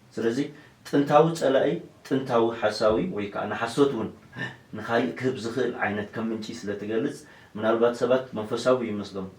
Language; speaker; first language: Tigrinya; non-native, local second language; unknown